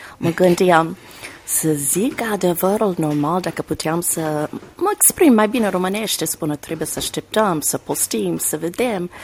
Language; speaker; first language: Romanian; non-native, fluent; English